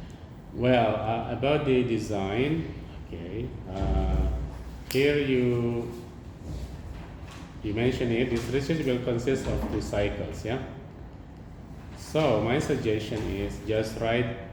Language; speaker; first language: English; non-native, fluent; Indonesian